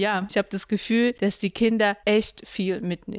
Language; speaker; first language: German; native; German